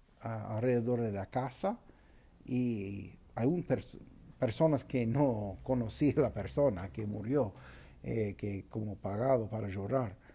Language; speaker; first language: Spanish; non-native, fluent; English